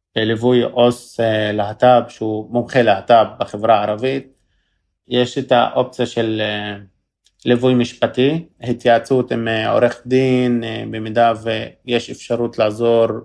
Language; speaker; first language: Hebrew; non-native, local second language; Arabic